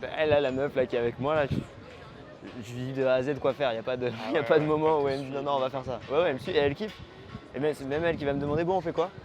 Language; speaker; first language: French; native; French